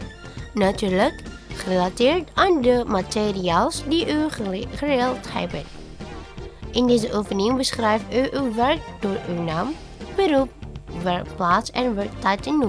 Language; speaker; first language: Dutch; non-native, learner; Indonesian